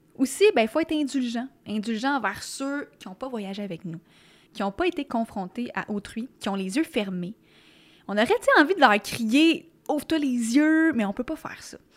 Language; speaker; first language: French; native; French